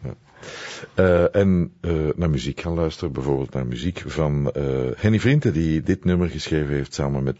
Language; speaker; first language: Dutch; native; Dutch